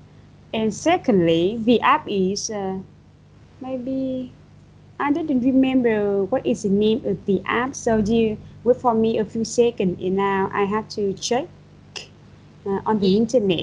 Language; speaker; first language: English; non-native, fluent; Vietnamese